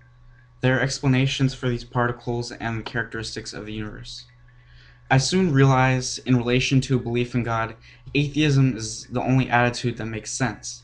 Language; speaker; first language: English; native; English